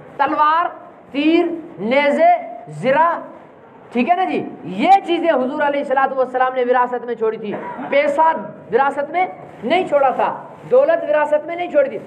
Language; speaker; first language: Urdu; non-native, local second language; Sindhi